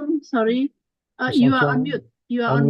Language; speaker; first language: English; non-native, learner; Indonesian